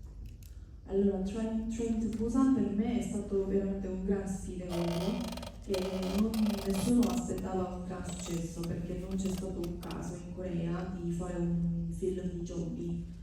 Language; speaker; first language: Italian; non-native, fluent; Korean